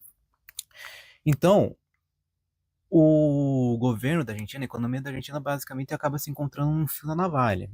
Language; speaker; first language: Portuguese; native; Portuguese